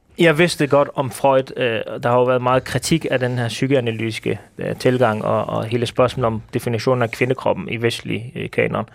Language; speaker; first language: Danish; early bilingual, other home language; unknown